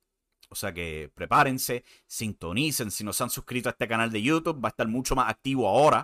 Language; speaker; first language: Spanish; native; Spanish